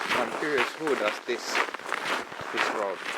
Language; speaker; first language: English; non-native, fluent; Finnish